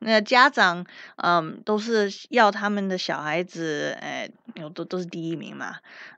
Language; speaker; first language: Chinese; early bilingual, other home language; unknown